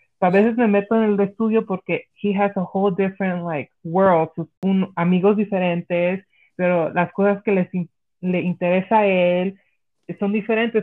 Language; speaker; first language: Spanish; early bilingual, heritage; Spanish